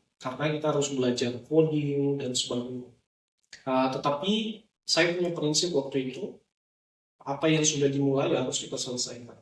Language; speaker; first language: Indonesian; non-native, local second language; Nias